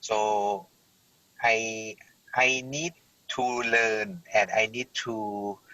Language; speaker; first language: English; non-native, learner; Thai